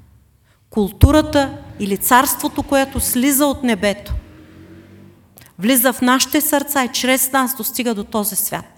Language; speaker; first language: Bulgarian; native; Bulgarian